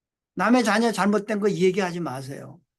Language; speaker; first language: Korean; native; Korean